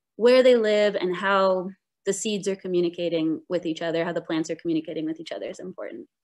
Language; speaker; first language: English; native; English